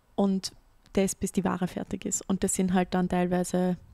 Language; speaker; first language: German; native; German